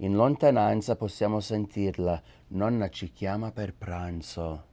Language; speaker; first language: Italian; early bilingual, heritage; English